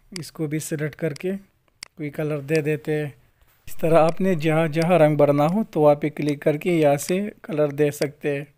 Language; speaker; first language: Urdu; non-native, local second language; Pashto